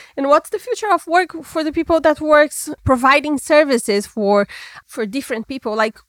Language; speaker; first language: English; non-native, fluent; Portuguese